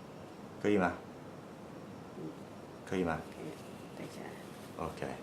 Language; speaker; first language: Chinese; non-native, fluent; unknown